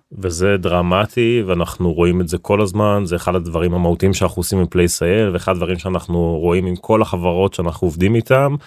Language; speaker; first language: Hebrew; native; Hebrew